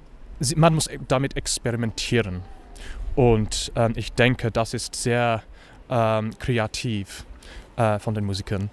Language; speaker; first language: German; non-native, learner; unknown